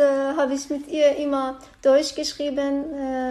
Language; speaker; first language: German; non-native, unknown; Persian